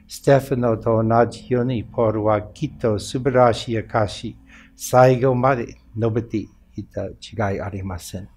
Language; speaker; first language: Japanese; non-native, fluent; English